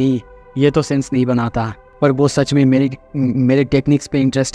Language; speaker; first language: Hindi; native; Hindi